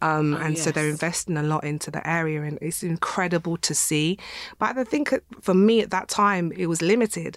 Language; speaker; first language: English; native; English